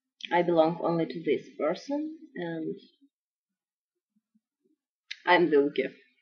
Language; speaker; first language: English; non-native, fluent; Russian